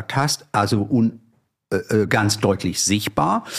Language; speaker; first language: German; non-native, fluent; English